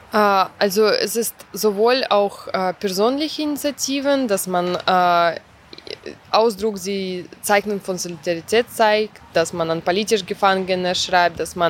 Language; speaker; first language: German; non-native, fluent; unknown